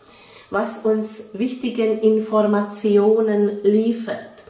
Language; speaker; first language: German; non-native, fluent; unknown